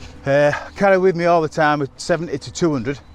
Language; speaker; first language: English; native; English